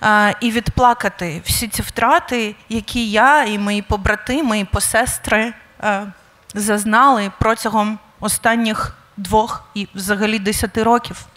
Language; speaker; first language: Ukrainian; native; Ukrainian